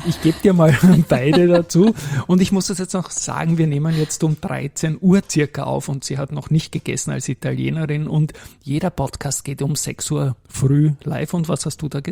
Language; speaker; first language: German; native; German